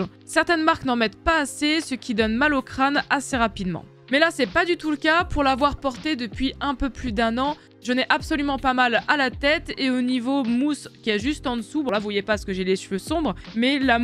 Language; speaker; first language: French; native; French